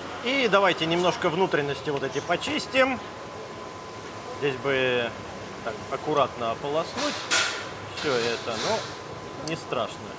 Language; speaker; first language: Russian; native; Russian